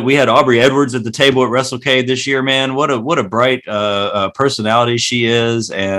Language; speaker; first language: English; native; English